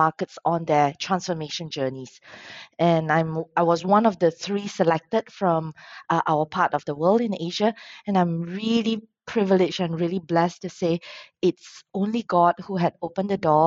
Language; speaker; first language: English; non-native, local second language; Min Nan Chinese